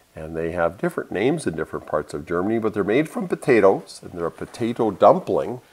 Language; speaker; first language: English; early bilingual, other home language; German